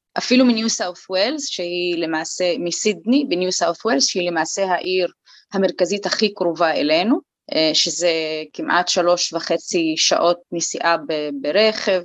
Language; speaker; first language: Hebrew; non-native, local second language; Arabic